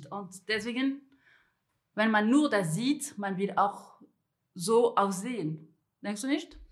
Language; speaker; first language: German; non-native, fluent; French